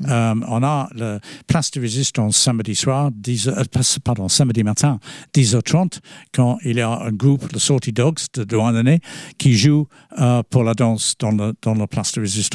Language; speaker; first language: French; non-native, fluent; English